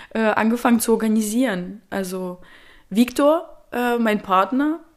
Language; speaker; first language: German; early bilingual, other home language; Ukrainian